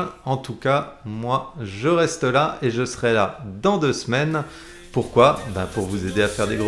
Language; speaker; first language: French; native; French